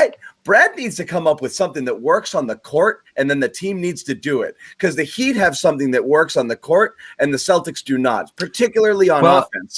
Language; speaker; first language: English; native; English